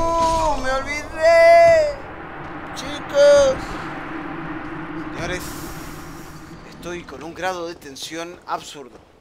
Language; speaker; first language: Spanish; native; Spanish